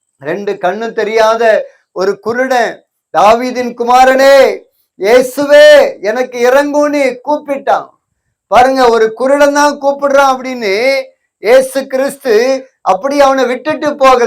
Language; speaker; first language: Tamil; native; Tamil